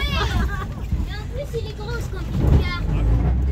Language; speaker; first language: French; native; French